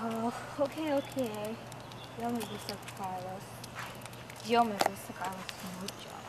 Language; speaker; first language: Spanish; non-native, learner; English